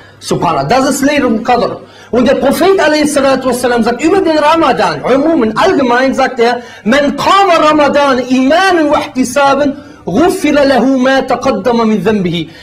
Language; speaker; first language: German; early bilingual, other home language; Bosnian